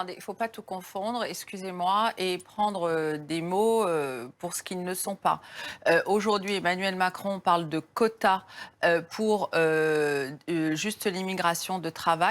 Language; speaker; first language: French; native; French